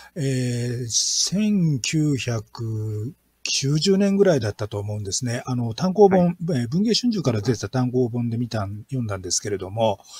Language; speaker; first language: Japanese; native; Japanese